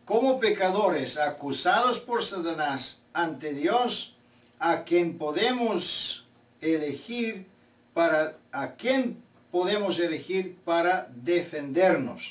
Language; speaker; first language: Spanish; non-native, fluent; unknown